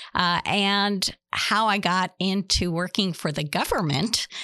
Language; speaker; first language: English; native; English